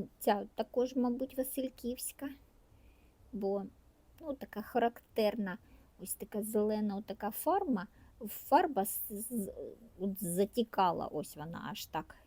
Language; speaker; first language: Ukrainian; non-native, local second language; Russian